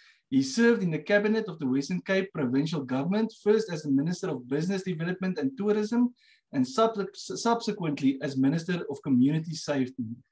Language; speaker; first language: English; non-native, local second language; Afrikaans